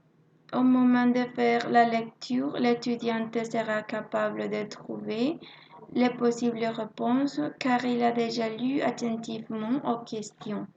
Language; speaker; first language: French; non-native, learner; Spanish